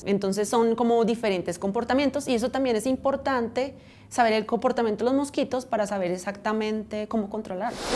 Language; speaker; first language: Spanish; native; Spanish